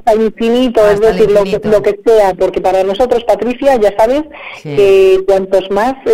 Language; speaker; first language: Spanish; native; Spanish